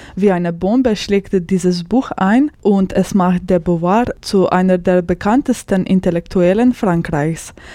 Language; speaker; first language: German; native; German